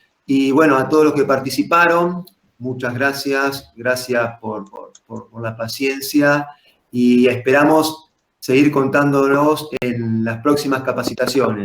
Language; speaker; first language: Spanish; native; Spanish